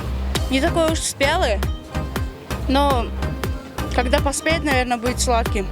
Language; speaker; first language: Russian; non-native, local second language; Tajik